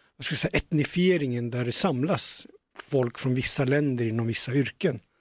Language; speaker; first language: Swedish; early bilingual, other home language; Punjabi